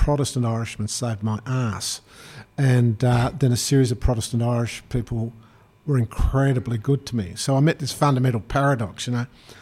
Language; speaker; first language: English; native; English